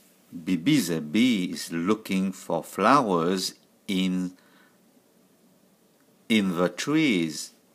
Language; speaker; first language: English; non-native, learner; French